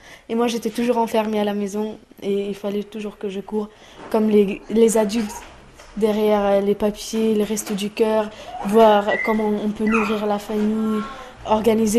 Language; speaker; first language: French; non-native, fluent; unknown